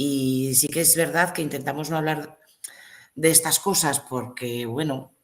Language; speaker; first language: Spanish; native; Spanish